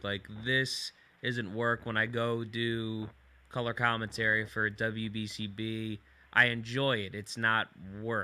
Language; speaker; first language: English; native; English